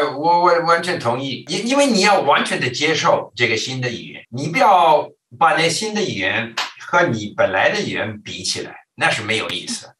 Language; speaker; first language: Chinese; non-native, fluent; English